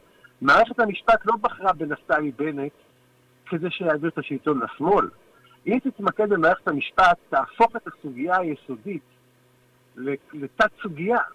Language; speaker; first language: Hebrew; native; Hebrew